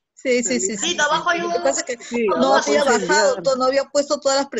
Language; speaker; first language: Spanish; native; Spanish